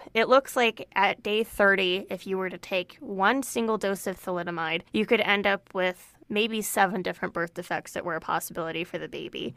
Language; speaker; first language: English; native; English